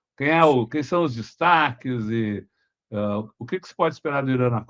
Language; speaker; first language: Portuguese; native; Portuguese